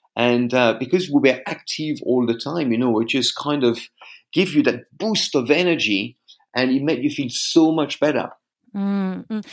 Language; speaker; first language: English; non-native, fluent; French